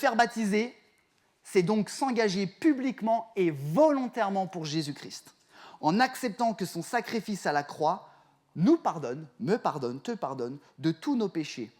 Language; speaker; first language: French; native; French